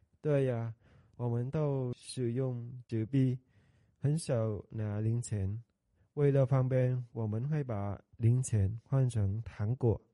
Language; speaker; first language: Chinese; non-native, learner; Vietnamese